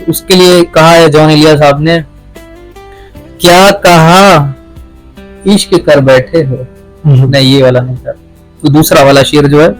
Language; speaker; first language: Hindi; native; Hindi